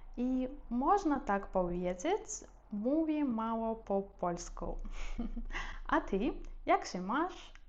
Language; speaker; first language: Polish; non-native, learner; Russian